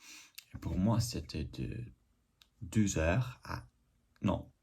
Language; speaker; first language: French; non-native, learner; English